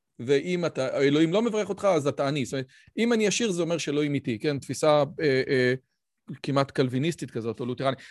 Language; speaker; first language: Hebrew; native; Hebrew